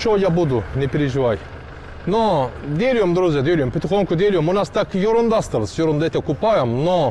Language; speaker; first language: Russian; non-native, learner; Turkish